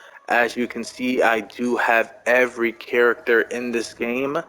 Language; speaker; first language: English; native; English